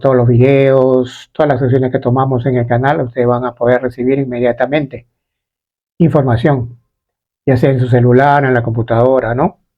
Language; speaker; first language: Spanish; native; Spanish